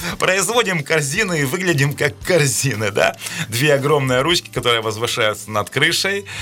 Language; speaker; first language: Russian; native; Russian